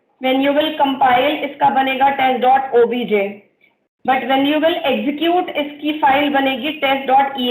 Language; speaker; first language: English; non-native, local second language; Hindi